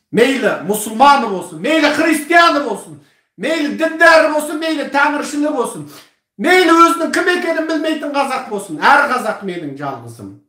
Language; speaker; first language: Kazakh; early bilingual, heritage; Kazakh